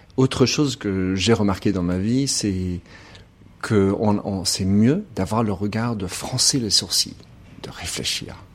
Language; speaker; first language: French; non-native, fluent; English